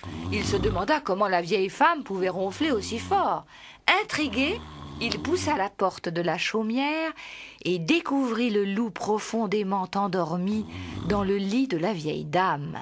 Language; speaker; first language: French; native; French